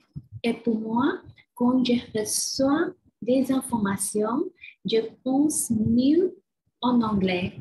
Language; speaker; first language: French; non-native, learner; Chinese